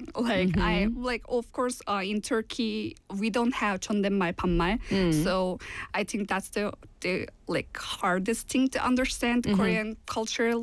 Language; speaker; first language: English; non-native, fluent; Turkish